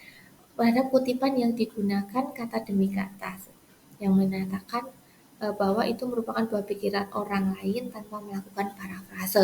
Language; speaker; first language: Indonesian; native; Indonesian